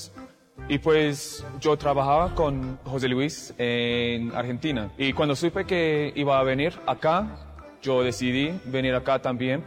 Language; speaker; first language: Spanish; non-native, fluent; English